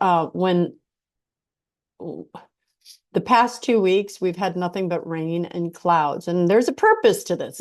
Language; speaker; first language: English; native; English